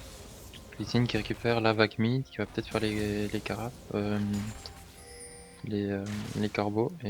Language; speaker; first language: French; native; French